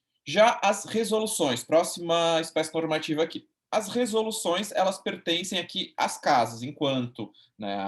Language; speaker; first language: Portuguese; native; Portuguese